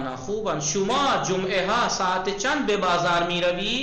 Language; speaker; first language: Persian; non-native, fluent; Urdu